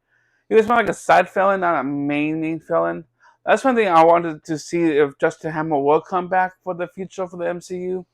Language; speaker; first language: English; native; English